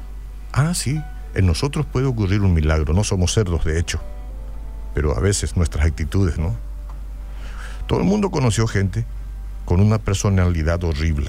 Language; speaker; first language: Spanish; native; Spanish